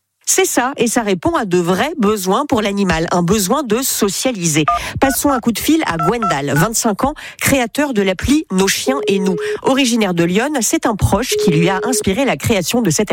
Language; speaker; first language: French; native; French